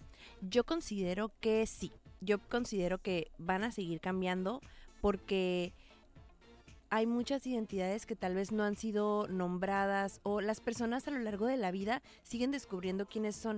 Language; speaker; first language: Spanish; native; Spanish